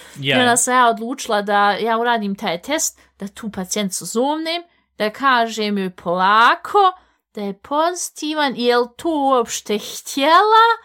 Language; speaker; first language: Bosnian; early bilingual, heritage; Bosnian